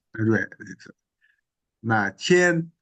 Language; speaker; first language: Chinese; non-native, learner; Indonesian